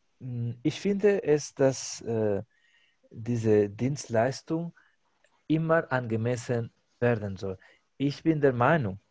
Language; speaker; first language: German; non-native, fluent; Spanish